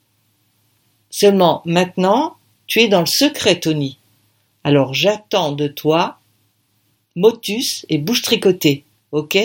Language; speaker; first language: French; native; French